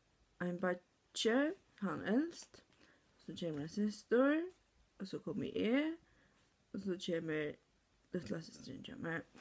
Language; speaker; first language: Norwegian; non-native, learner; Faroese